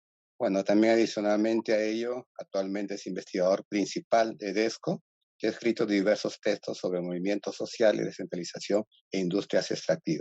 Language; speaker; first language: Spanish; native; Spanish